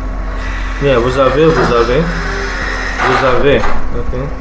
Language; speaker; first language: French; non-native, learner; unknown